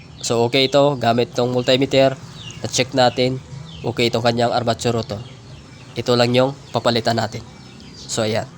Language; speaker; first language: Filipino; non-native, local second language; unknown